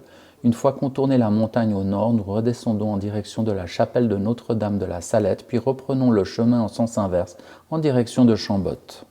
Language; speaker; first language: French; native; French